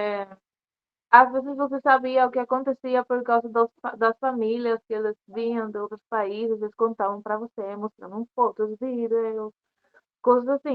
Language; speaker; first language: Portuguese; non-native, learner; Spanish